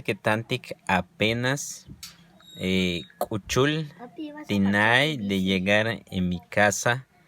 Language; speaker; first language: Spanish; non-native, local second language; Yucateco